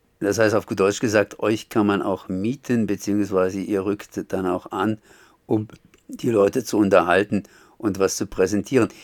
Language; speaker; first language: German; native; German